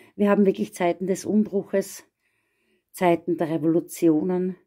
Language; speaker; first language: German; native; German